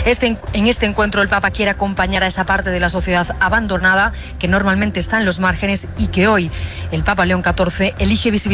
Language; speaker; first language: Spanish; native; Spanish